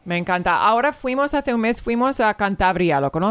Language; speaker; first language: Spanish; early bilingual, heritage; English